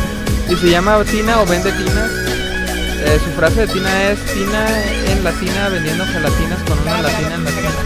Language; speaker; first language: Spanish; native; Spanish